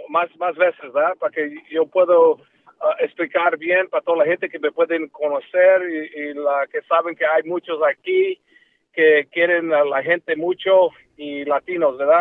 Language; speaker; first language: Spanish; early bilingual, heritage; Spanish